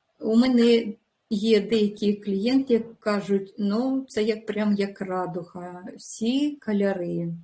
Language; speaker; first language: Ukrainian; non-native, local second language; Russian